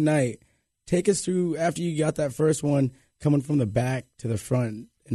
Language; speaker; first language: English; native; English